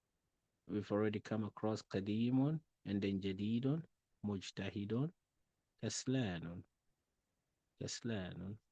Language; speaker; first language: Arabic; non-native, fluent; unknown